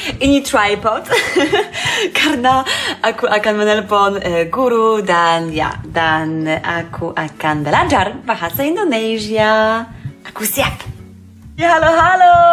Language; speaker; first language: Indonesian; non-native, fluent; Polish